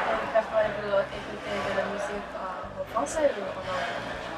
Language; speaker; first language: French; non-native, learner; English